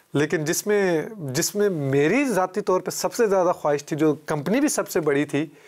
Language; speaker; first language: Urdu; native; Urdu